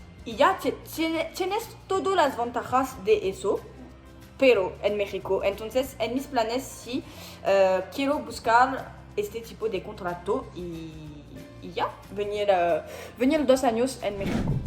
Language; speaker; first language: Spanish; non-native, learner; French